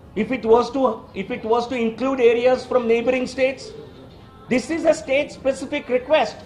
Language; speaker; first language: English; non-native, local second language; Telugu